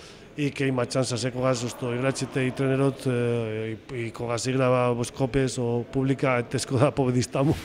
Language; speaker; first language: Macedonian; non-native, fluent; Spanish